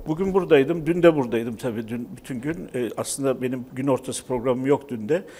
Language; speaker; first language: Turkish; native; Turkish